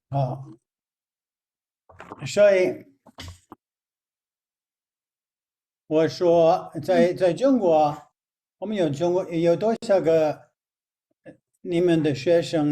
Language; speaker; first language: Chinese; non-native, fluent; English